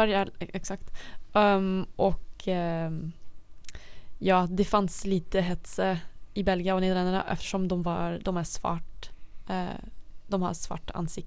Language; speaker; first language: Swedish; non-native, fluent; Dutch